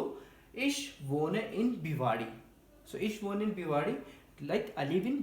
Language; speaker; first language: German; non-native, fluent; Hindi